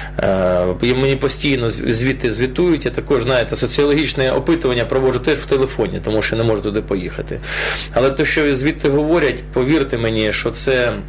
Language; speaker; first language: Ukrainian; non-native, local second language; Russian